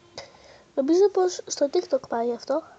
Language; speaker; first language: Greek; native; Greek